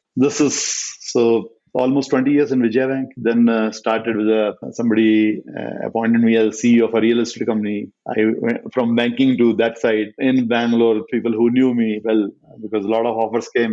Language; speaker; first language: English; non-native, local second language; Hindi